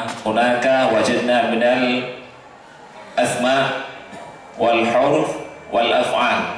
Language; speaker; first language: Arabic; non-native, fluent; Indonesian